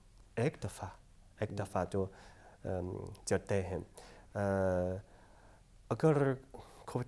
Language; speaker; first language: Hindi; non-native, fluent; Chinese